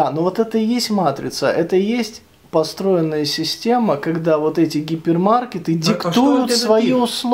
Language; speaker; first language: Russian; native; Russian